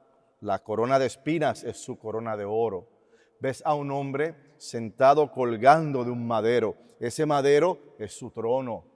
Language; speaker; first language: Spanish; native; Spanish